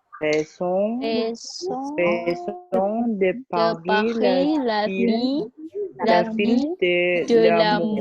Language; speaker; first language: French; non-native, learner; Indonesian